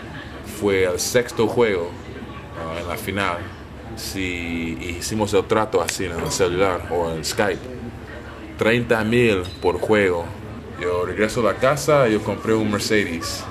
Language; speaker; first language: Spanish; non-native, learner; English